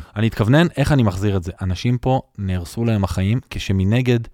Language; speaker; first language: Hebrew; native; Hebrew